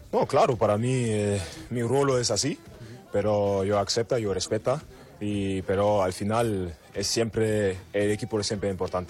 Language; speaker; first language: Spanish; non-native, learner; German